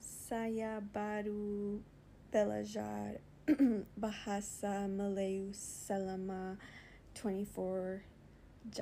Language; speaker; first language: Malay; non-native, learner; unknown